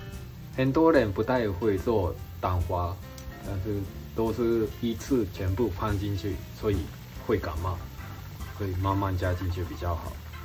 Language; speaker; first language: Chinese; non-native, fluent; Japanese